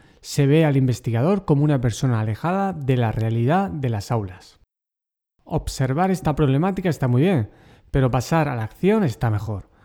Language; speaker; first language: Spanish; native; Spanish